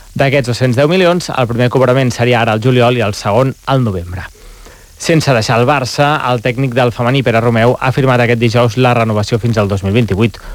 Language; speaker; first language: Catalan; native; Catalan